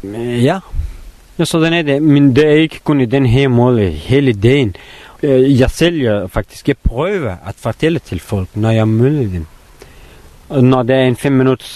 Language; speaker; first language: Danish; non-native, fluent; Persian